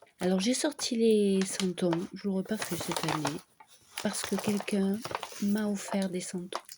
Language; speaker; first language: French; non-native, fluent; Spanish